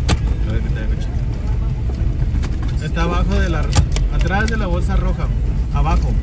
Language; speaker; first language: Spanish; native; Spanish